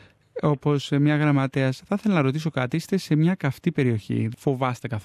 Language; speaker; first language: Greek; native; Greek